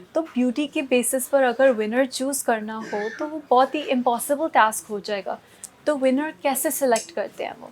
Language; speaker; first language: Hindi; non-native, local second language; Punjabi